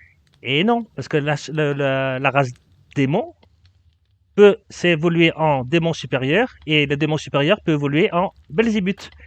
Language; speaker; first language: French; native; French